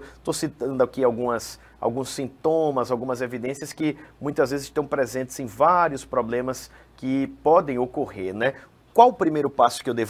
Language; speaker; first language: Portuguese; native; Portuguese